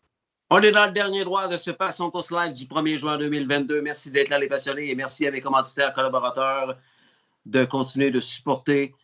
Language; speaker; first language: French; native; French